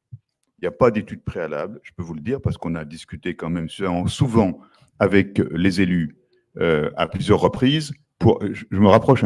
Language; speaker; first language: French; native; French